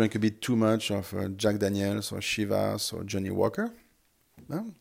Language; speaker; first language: English; non-native, fluent; French